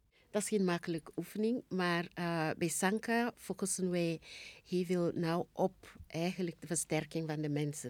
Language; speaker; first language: Dutch; non-native, fluent; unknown